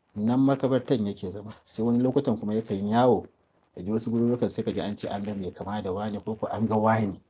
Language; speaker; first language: Hausa; native; Hausa